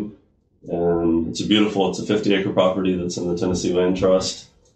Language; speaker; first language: English; native; English